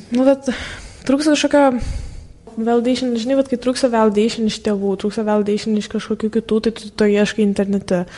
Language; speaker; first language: Lithuanian; native; Lithuanian